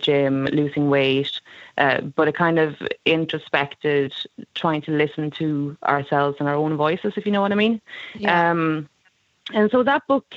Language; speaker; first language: English; non-native, fluent; Swedish